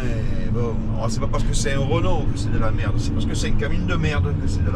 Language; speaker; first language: French; native; French